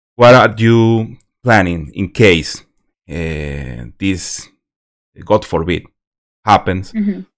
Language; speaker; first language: English; non-native, learner; Spanish